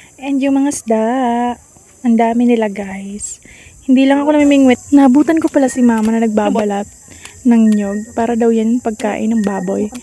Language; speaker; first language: Filipino; non-native, local second language; Bikol